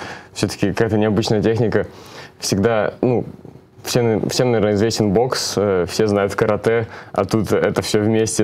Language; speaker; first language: Russian; native; Russian